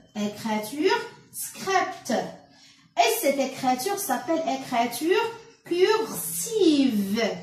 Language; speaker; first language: French; non-native, local second language; Arabic